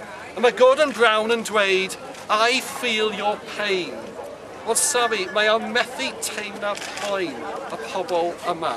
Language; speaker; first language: Welsh; non-native, local second language; English